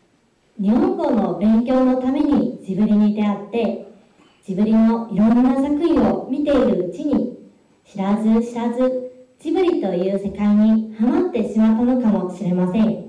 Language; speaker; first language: Japanese; non-native, fluent; Korean